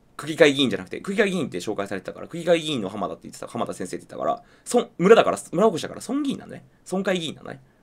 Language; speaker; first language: Japanese; native; Japanese